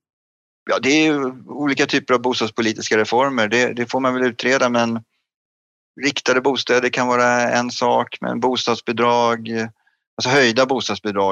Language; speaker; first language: Swedish; native; Swedish